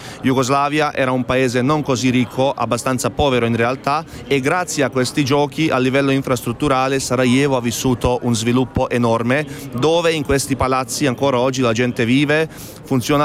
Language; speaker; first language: Italian; non-native, fluent; Bosnian